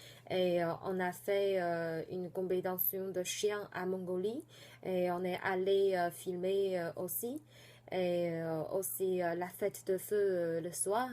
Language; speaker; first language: French; non-native, fluent; Chinese